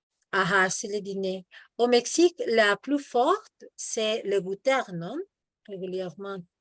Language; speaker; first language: French; non-native, fluent; Spanish